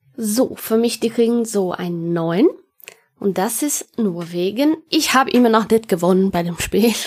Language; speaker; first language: German; non-native, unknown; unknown